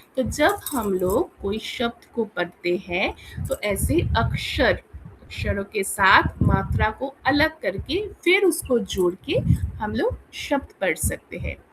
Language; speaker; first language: Hindi; non-native, local second language; Bangla